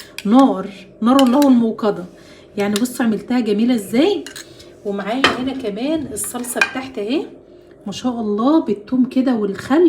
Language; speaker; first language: Arabic; native; Arabic